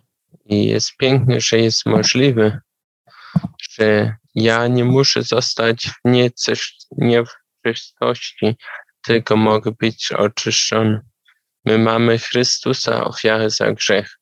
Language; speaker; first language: Polish; non-native, learner; German